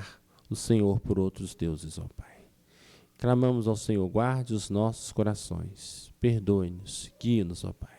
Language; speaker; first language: Portuguese; native; Portuguese